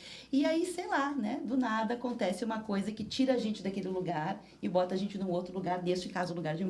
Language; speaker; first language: Portuguese; native; Portuguese